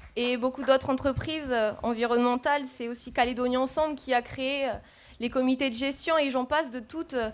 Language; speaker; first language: French; native; French